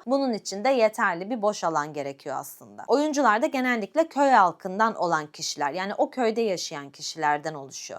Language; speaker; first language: Turkish; native; Turkish